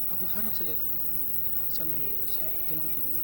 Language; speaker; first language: Indonesian; early bilingual, heritage; Indonesian